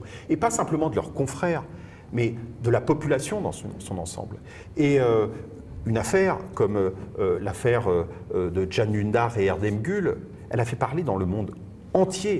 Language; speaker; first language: French; native; French